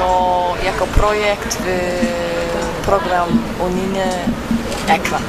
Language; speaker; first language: Polish; non-native, fluent; English